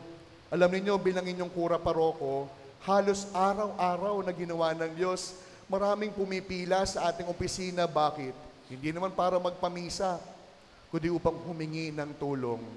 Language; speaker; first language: Filipino; native; Filipino